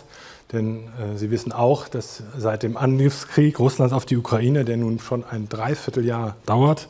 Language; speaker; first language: German; native; German